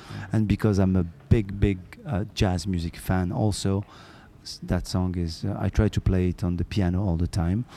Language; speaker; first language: English; non-native, fluent; Arabic